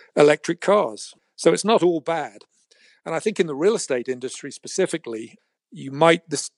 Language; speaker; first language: English; native; English